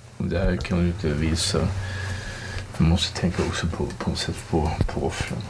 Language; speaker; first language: Swedish; native; Swedish